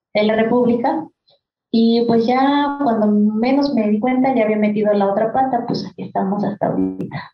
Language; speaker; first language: Spanish; non-native, local second language; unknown